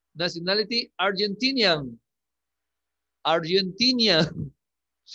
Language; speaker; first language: English; non-native, learner; Spanish